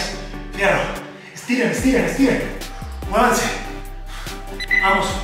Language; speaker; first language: Spanish; native; Spanish